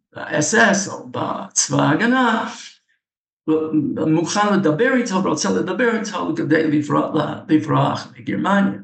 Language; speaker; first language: Hebrew; non-native, fluent; English